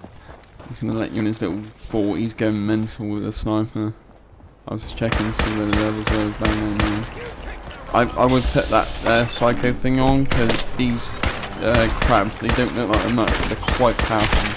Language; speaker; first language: English; native; English